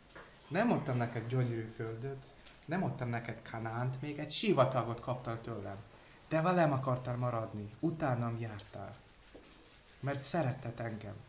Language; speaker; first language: Hungarian; non-native, learner; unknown